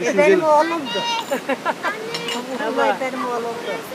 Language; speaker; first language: Turkish; non-native, local second language; Kurdish